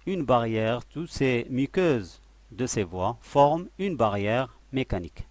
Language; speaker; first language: French; non-native, local second language; Arabic